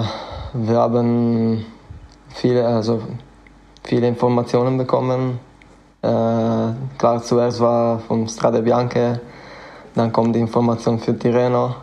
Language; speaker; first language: German; non-native, fluent; Italian